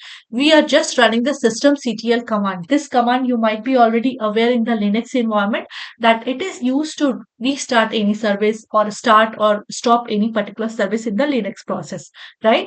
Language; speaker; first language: English; non-native, local second language; Hindi